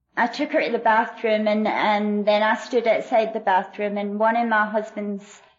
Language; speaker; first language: English; native; English